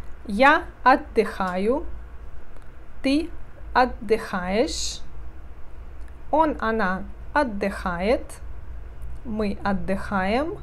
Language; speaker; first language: Russian; non-native, fluent; Portuguese